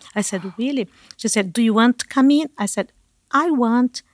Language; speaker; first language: English; non-native, learner; Portuguese